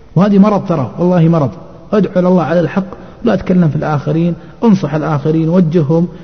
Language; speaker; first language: Arabic; native; Arabic